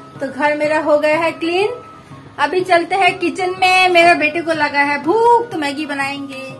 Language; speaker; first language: Hindi; non-native, local second language; Bangla